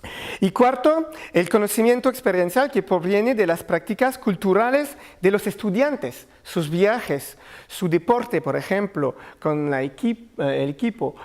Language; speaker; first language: Spanish; non-native, learner; French